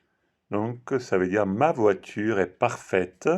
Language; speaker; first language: French; non-native, fluent; Italian